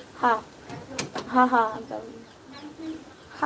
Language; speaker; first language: Hindi; non-native, learner; Bangla